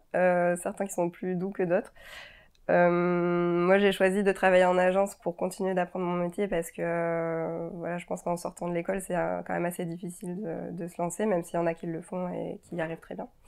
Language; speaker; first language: French; native; French